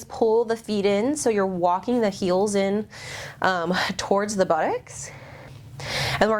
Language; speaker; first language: English; native; English